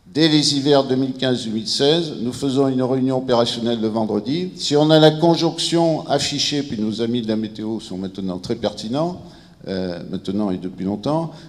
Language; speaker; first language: French; native; French